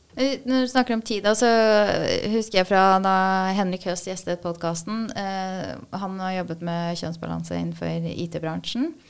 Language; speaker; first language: Norwegian; early bilingual, other home language; Persian